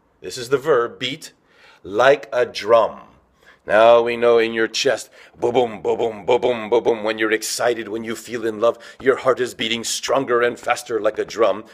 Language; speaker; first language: English; native; English